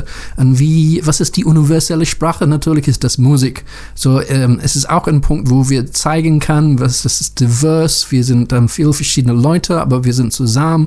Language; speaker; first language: German; non-native, learner; English